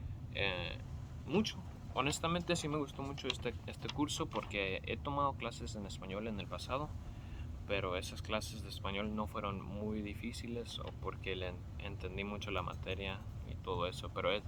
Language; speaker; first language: Spanish; early bilingual, heritage; Spanish